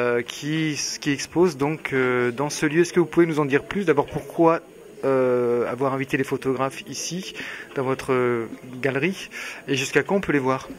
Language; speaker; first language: French; native; French